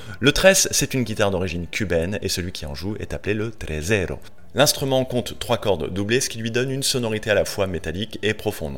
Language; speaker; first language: French; native; French